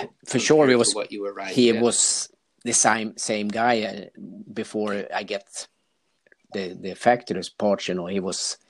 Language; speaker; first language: English; non-native, fluent; Swedish